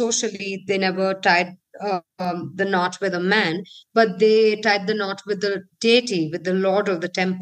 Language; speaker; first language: English; non-native, local second language; Hindi